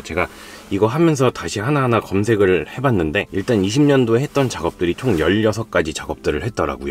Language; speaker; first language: Korean; native; Korean